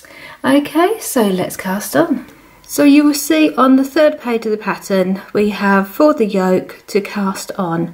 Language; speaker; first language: English; native; English